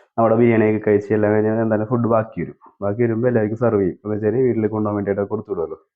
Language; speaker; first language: Malayalam; native; Malayalam